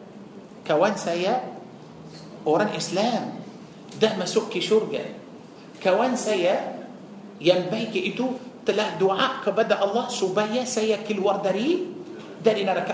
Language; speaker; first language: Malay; non-native, fluent; Arabic